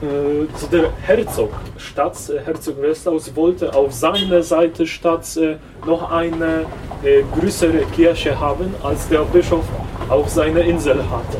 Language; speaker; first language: German; non-native, fluent; Polish